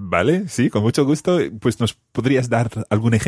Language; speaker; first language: Spanish; non-native, fluent; English